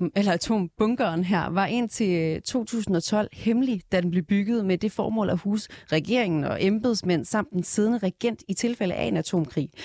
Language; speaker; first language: Danish; native; Danish